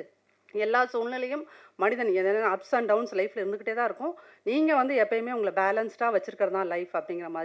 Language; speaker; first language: Tamil; native; Tamil